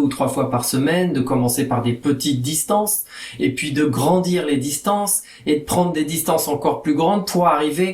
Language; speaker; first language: French; native; French